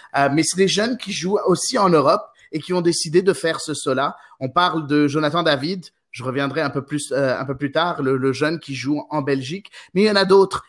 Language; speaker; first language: French; non-native, local second language; Arabic